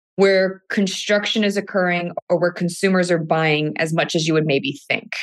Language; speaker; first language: English; native; English